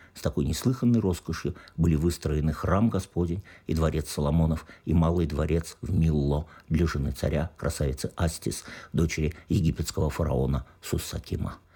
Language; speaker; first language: Russian; native; Russian